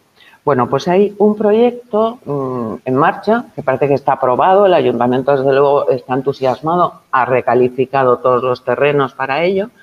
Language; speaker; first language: Spanish; native; Spanish